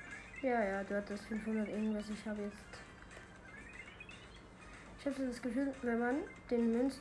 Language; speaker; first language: German; native; German